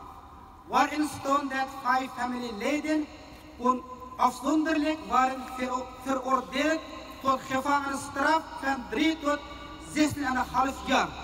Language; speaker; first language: Dutch; non-native, fluent; Uyghur